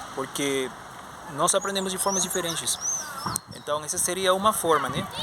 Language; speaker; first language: Portuguese; non-native, fluent; Spanish